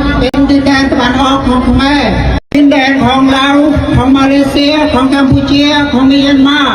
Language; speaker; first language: Thai; non-native, learner; Khmer